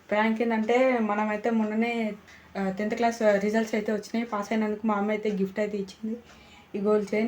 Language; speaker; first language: Telugu; native; Telugu